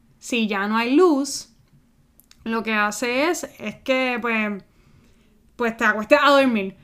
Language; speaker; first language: Spanish; early bilingual, heritage; Spanish